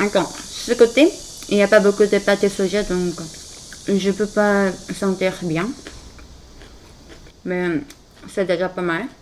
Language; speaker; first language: French; non-native, fluent; Korean